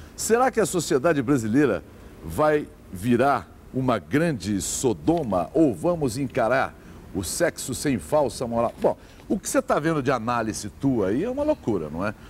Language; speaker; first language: Portuguese; native; Portuguese